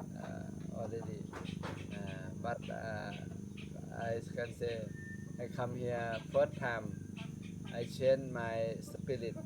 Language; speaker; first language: English; non-native, learner; Thai